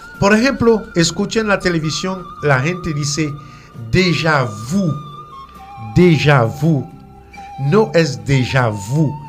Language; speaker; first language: Spanish; non-native, fluent; French